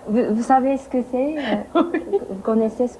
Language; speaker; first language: French; non-native, fluent; Japanese